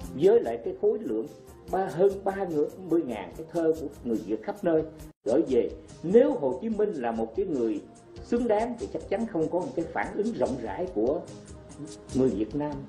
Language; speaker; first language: Vietnamese; native; Vietnamese